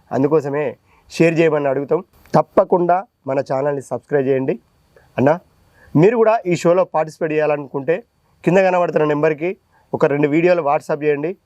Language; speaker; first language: Telugu; native; Telugu